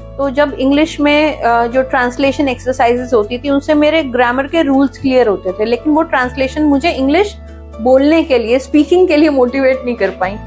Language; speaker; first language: Hindi; native; Hindi